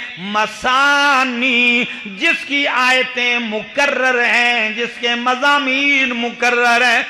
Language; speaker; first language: Urdu; non-native, local second language; Punjabi